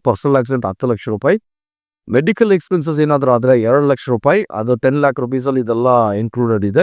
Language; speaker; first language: Kannada; non-native, local second language; Tamil